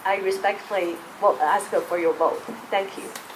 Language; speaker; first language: English; non-native, fluent; Chinese